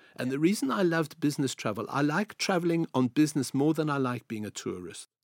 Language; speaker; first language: English; native; English